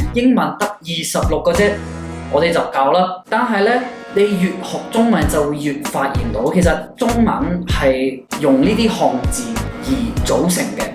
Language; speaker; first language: Cantonese; non-native, fluent; English